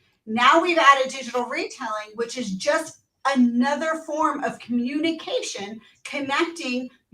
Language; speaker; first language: English; native; English